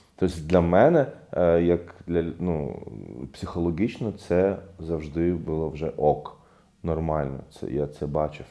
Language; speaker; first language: Ukrainian; non-native, fluent; Arabic